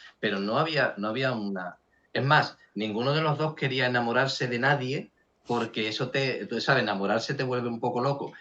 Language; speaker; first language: Spanish; native; Spanish